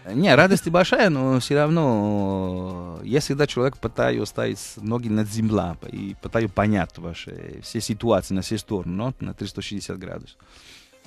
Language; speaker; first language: Russian; non-native, fluent; Italian